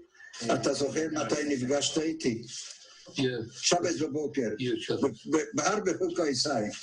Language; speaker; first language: Hebrew; non-native, fluent; Yiddish